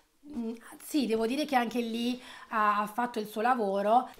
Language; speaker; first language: Italian; native; Italian